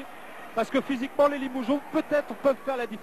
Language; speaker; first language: French; native; French